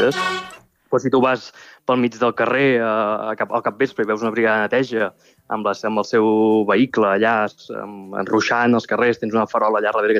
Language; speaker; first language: Catalan; native; Catalan